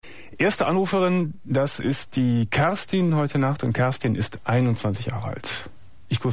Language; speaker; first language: German; native; German